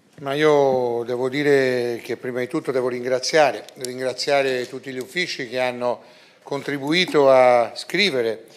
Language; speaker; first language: Italian; native; Italian